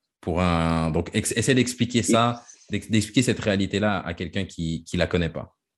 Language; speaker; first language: French; native; French